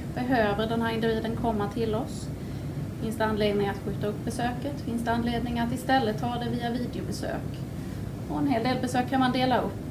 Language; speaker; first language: Swedish; native; Swedish